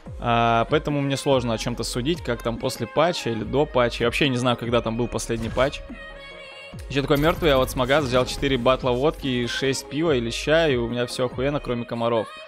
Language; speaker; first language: Russian; native; Russian